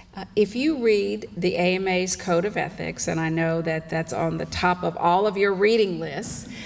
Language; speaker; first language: English; native; English